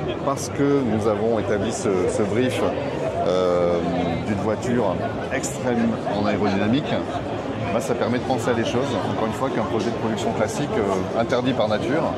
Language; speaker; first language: French; native; French